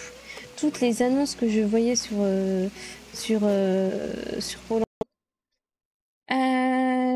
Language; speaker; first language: French; native; French